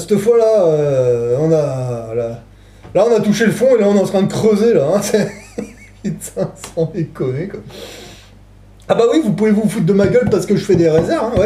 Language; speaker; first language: French; native; French